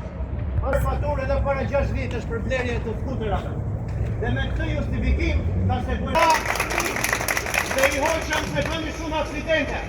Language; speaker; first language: Albanian; native; Albanian